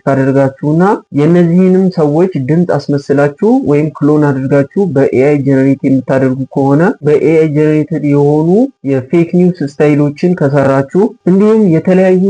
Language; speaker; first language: Amharic; native; Amharic